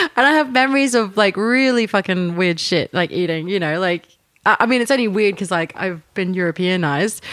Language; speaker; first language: English; native; English